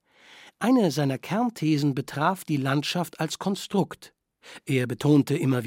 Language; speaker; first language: German; native; German